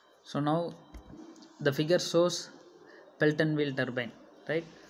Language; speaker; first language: English; non-native, local second language; Tamil